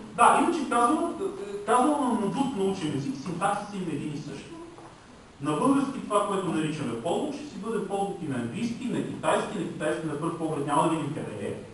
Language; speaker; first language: Bulgarian; non-native, local second language; Romanian